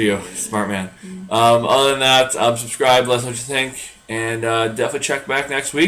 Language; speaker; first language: English; native; English